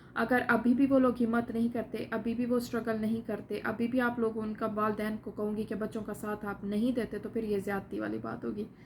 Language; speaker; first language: Urdu; non-native, local second language; Saraiki